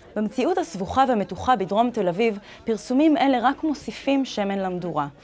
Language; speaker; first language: Hebrew; native; Hebrew